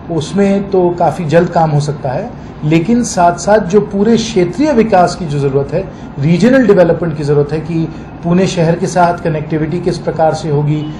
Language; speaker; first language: Hindi; native; Hindi